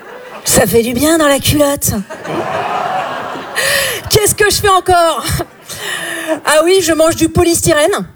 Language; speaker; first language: French; native; French